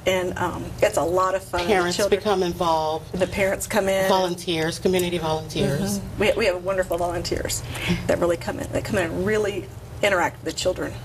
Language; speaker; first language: English; native; English